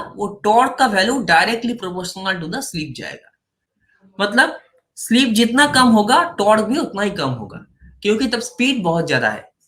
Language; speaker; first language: Hindi; non-native, local second language; Bangla